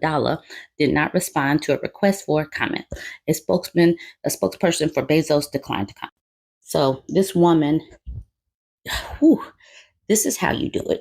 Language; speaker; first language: English; native; English